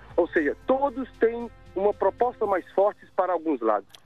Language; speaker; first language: Portuguese; native; Portuguese